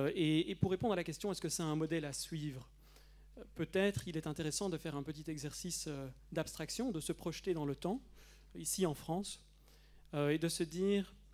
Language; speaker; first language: French; native; French